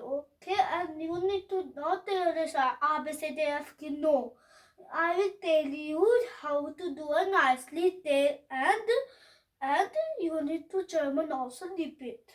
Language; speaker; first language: English; non-native, learner; Hindi